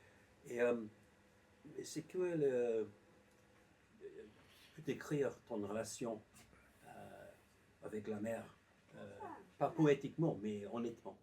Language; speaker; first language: French; non-native, learner; English